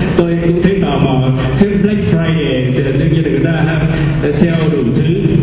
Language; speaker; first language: Vietnamese; native; Vietnamese